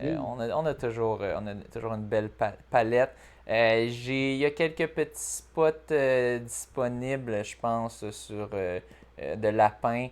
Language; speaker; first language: French; native; French